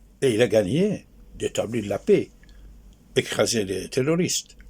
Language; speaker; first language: French; non-native, fluent; Persian